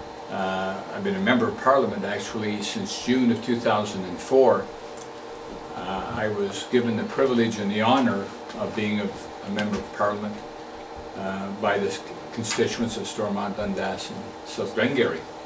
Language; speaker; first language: English; native; English